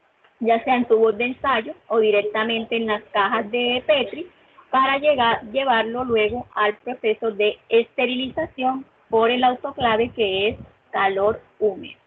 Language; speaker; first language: Spanish; native; Spanish